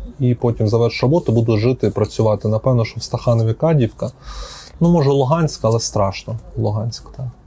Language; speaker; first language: Ukrainian; native; Ukrainian